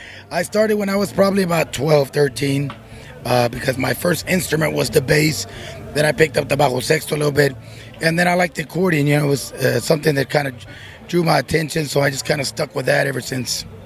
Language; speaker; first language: English; early bilingual, other home language; Spanish